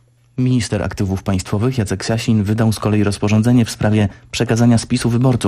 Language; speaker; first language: Polish; native; Polish